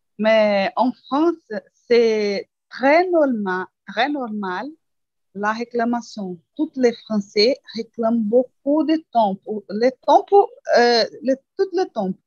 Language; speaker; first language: French; non-native, learner; Portuguese